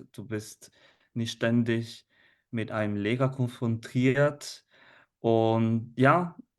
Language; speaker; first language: German; non-native, fluent; Italian